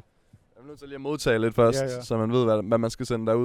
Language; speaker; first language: Danish; native; Danish